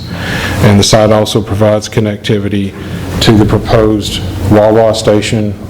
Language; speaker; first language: English; native; English